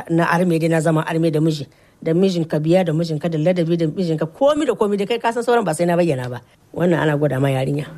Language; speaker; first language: Hausa; non-native, local second language; Kanuri